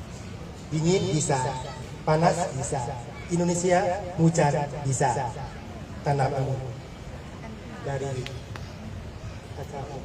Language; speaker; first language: Indonesian; non-native, learner; Thai